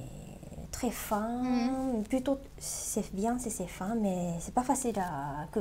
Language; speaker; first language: French; non-native, learner; Japanese